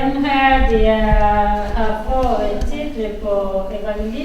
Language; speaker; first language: Danish; non-native, learner; Kinyarwanda